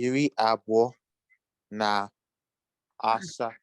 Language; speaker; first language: Igbo; non-native, local second language; English